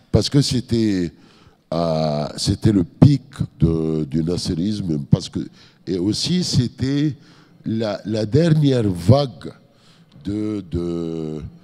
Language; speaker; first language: French; non-native, fluent; Arabic